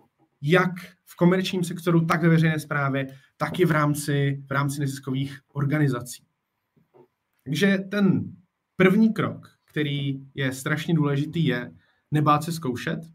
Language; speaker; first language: Czech; native; Czech